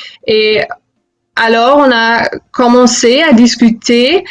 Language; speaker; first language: French; non-native, fluent; German